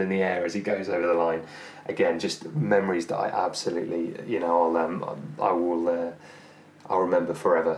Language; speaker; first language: English; native; English